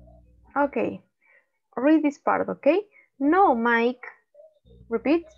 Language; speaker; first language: English; non-native, learner; Spanish